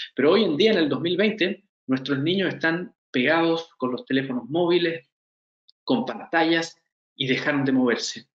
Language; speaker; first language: Spanish; native; Spanish